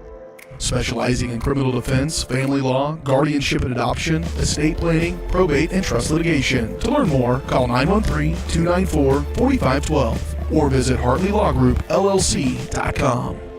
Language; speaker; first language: English; native; English